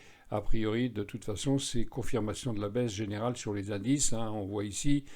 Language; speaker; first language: French; native; French